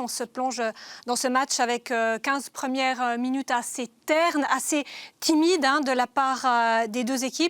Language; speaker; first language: French; native; French